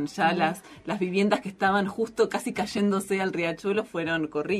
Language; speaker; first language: Spanish; native; Spanish